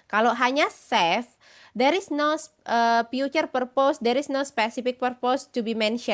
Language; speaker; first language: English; non-native, fluent; Indonesian